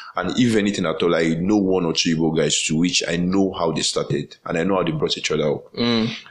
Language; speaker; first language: English; non-native, local second language; Yoruba